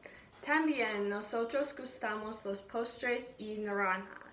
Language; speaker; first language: Spanish; non-native, learner; English